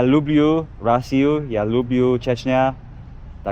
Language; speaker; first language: Russian; non-native, learner; English